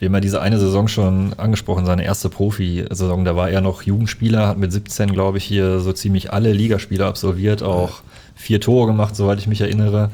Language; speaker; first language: German; native; German